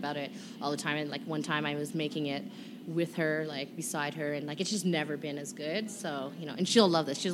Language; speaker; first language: English; native; English